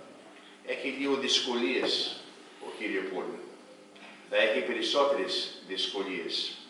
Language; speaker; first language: Greek; early bilingual, heritage; English